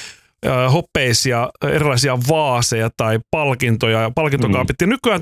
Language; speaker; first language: Finnish; native; Finnish